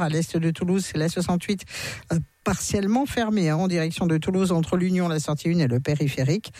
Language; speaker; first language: French; native; French